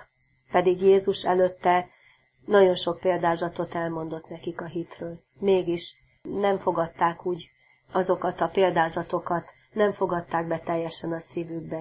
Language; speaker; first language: Hungarian; native; Hungarian